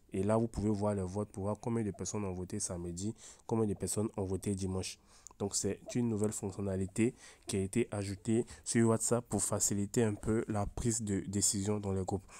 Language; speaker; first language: French; native; French